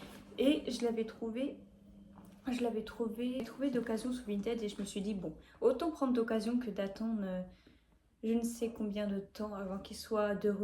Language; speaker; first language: French; native; French